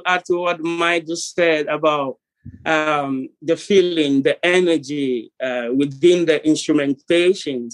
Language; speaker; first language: English; non-native, local second language; Ewe